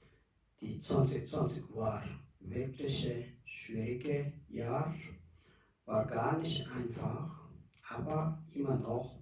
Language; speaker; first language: German; non-native, learner; Tibetan